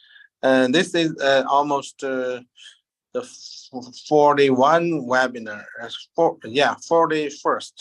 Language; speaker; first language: English; non-native, learner; Chinese